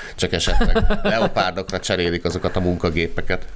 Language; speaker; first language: Hungarian; non-native, fluent; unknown